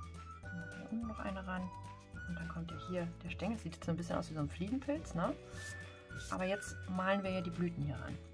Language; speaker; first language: German; native; German